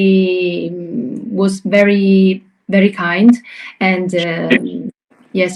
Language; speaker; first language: English; non-native, learner; Italian